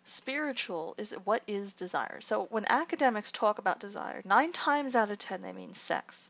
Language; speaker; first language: English; native; English